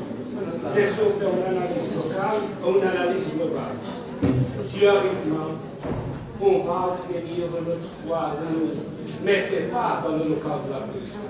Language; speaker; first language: French; non-native, local second language; Arabic